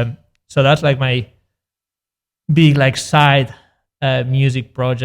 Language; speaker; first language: English; non-native, fluent; Spanish